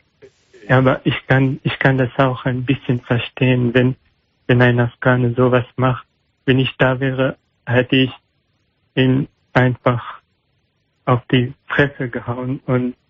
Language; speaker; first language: German; non-native, learner; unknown